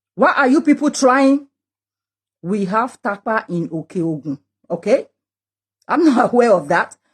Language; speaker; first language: English; non-native, local second language; Yoruba